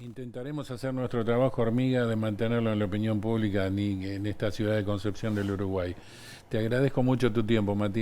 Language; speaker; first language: Spanish; native; Spanish